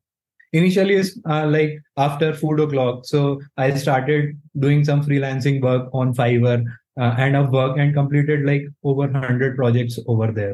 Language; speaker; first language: English; non-native, local second language; Hindi